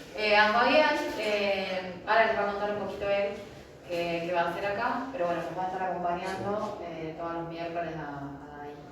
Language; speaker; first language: Spanish; native; Spanish